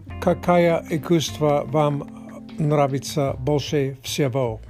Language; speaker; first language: Russian; non-native, learner; English